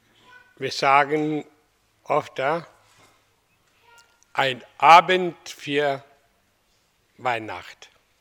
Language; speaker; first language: German; non-native, learner; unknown